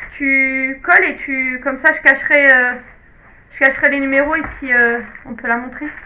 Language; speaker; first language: French; native; French